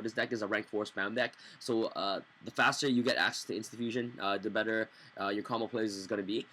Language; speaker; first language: English; native; English